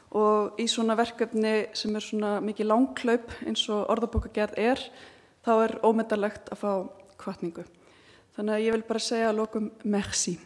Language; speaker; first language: Icelandic; native; Icelandic